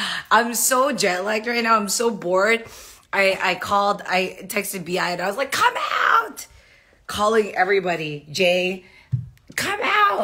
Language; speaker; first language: English; native; English